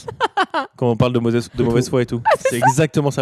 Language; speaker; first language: French; native; French